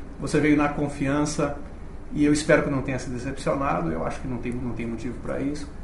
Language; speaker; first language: Portuguese; native; Portuguese